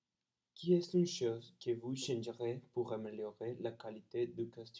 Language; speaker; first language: French; non-native, learner; Spanish